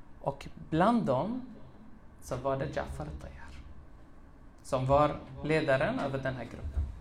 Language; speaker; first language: Swedish; early bilingual, other home language; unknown